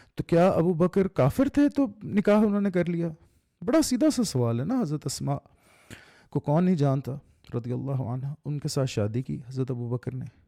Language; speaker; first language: Urdu; native; Urdu